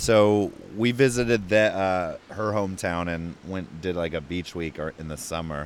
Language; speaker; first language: English; native; English